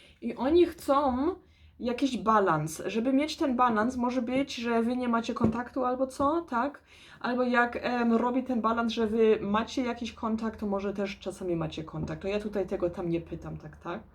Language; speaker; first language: Polish; early bilingual, heritage; Polish